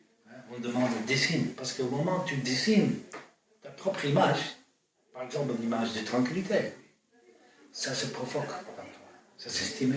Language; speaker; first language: French; non-native, fluent; Dutch